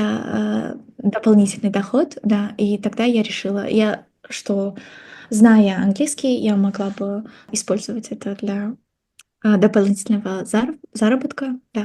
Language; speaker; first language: Russian; non-native, local second language; Kazakh